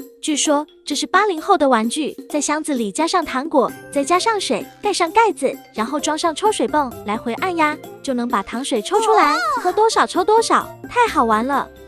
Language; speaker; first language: Chinese; native; Chinese